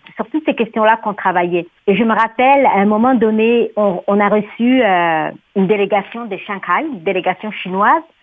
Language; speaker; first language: French; non-native, local second language; Somali